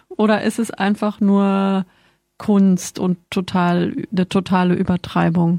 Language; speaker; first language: German; native; German